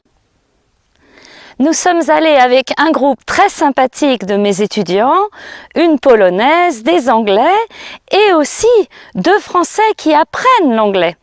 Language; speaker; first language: French; native; French